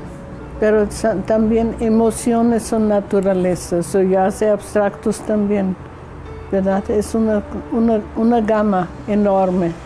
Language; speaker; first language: Spanish; non-native, learner; German